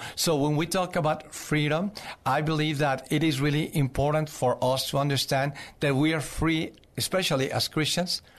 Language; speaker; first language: English; non-native, fluent; Spanish